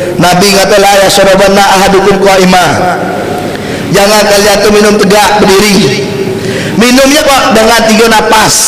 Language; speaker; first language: Malay; native; Malay